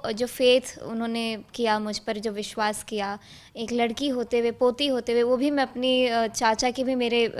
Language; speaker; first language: Hindi; native; Hindi